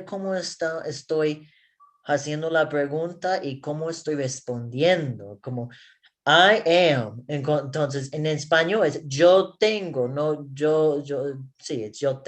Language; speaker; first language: Spanish; non-native, learner; English